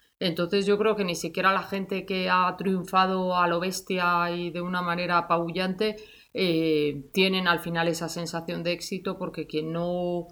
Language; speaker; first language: Spanish; native; Spanish